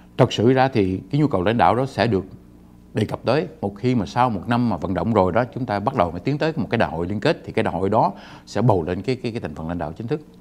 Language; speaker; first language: Vietnamese; native; Vietnamese